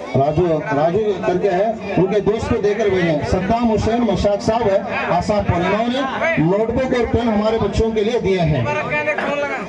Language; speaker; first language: Urdu; native; Urdu